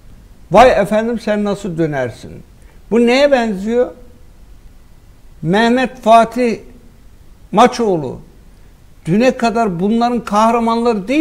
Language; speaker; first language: Turkish; native; Turkish